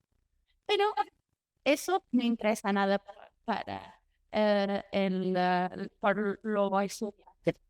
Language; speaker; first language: Spanish; non-native, learner; Portuguese